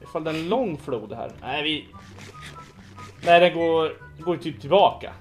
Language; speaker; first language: Swedish; native; Swedish